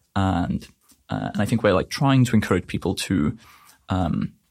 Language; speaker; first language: English; native; English